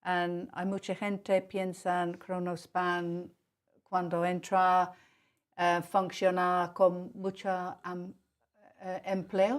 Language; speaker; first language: Spanish; non-native, learner; English